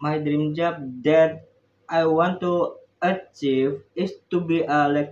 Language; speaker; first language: English; non-native, learner; Indonesian